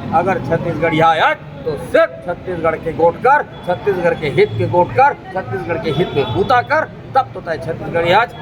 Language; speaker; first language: Hindi; native; Hindi